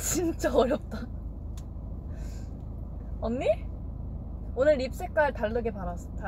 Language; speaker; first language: Korean; non-native, fluent; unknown